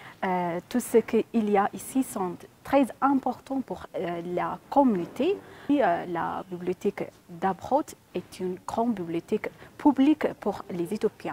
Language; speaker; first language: French; non-native, learner; Amharic